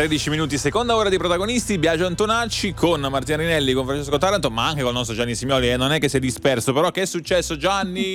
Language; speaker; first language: Italian; native; Italian